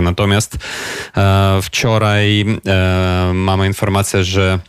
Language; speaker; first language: Polish; non-native, fluent; Ukrainian